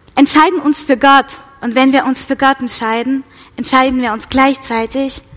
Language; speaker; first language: German; non-native, fluent; Russian